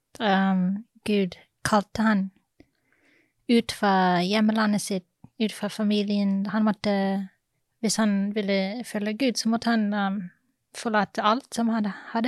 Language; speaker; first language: Norwegian; non-native, fluent; English